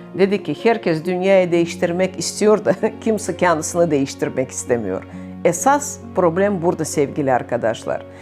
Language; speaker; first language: Turkish; non-native, fluent; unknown